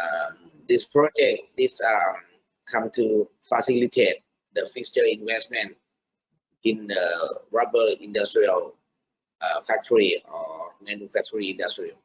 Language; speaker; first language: English; non-native, learner; Thai